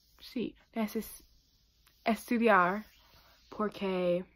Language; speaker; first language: Spanish; non-native, learner; English